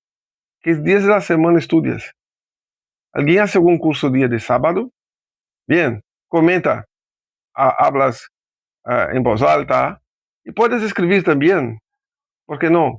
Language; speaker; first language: Spanish; non-native, fluent; Portuguese